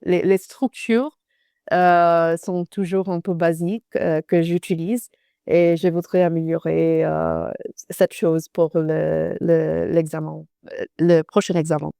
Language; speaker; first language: French; non-native, fluent; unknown